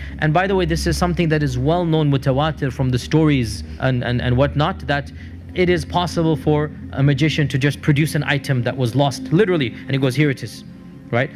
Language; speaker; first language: English; native; English